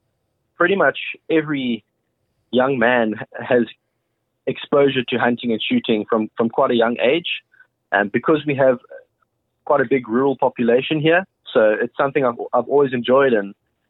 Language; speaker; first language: English; native; English